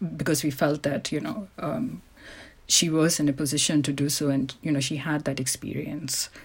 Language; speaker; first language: English; non-native, local second language; Malayalam